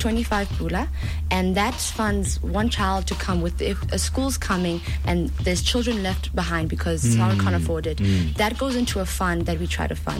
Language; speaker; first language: English; native; English